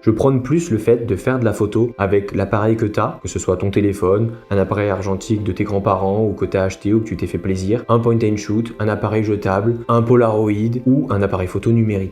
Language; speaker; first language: French; native; French